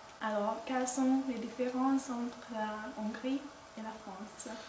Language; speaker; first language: French; non-native, learner; Hungarian